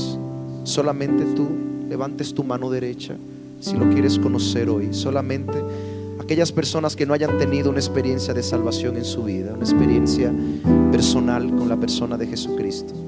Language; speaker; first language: Spanish; native; Spanish